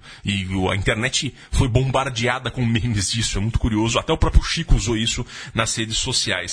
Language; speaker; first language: Portuguese; native; Portuguese